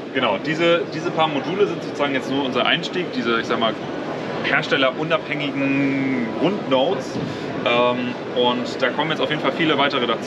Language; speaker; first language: German; native; German